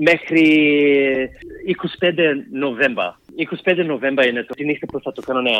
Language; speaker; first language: Greek; early bilingual, heritage; Greek